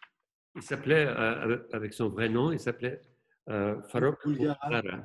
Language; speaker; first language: French; non-native, local second language; German